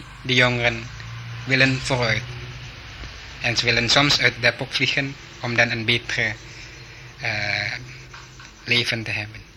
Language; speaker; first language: Dutch; early bilingual, heritage; Dutch